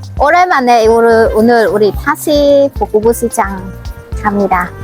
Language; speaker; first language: Korean; non-native, learner; Vietnamese